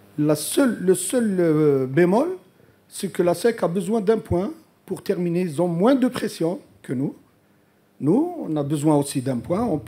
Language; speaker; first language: French; non-native, local second language; Arabic